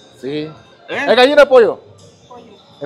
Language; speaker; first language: Spanish; native; Spanish